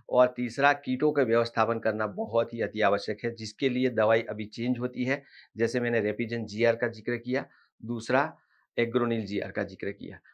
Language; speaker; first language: Hindi; non-native, local second language; Marathi